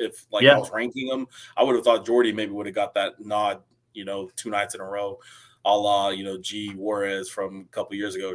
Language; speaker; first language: English; native; English